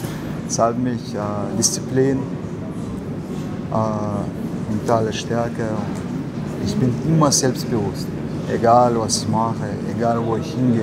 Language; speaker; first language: German; non-native, learner; Chechen